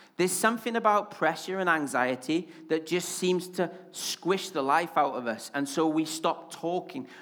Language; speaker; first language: English; native; English